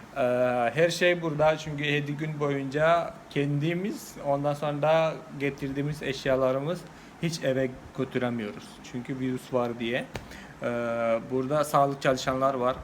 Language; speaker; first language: Turkish; non-native, fluent; Malayalam